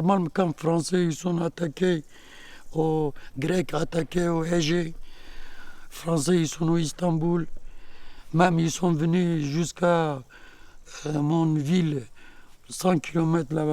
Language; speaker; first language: French; non-native, learner; Kurdish